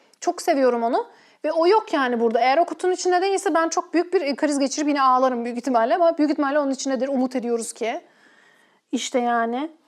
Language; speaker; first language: Turkish; native; Turkish